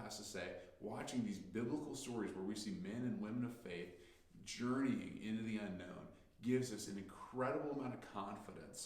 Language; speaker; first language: English; native; English